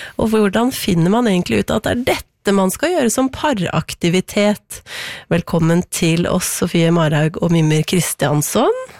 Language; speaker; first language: Norwegian; native; Norwegian